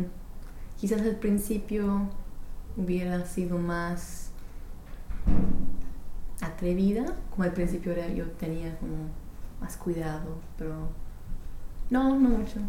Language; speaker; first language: Spanish; non-native, fluent; English